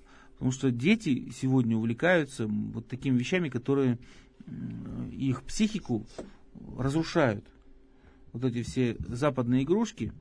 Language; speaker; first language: Russian; native; Russian